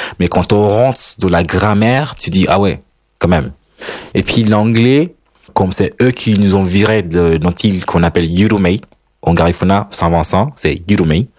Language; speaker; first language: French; non-native, fluent; Spanish